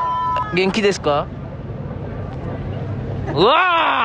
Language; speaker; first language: Japanese; non-native, learner; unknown